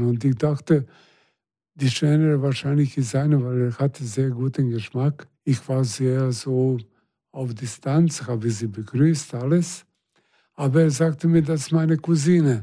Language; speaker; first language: German; non-native, fluent; Serbian